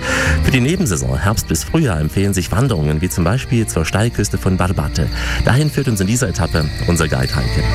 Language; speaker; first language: German; native; German